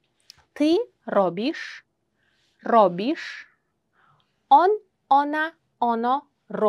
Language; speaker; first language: Polish; non-native, fluent; Uzbek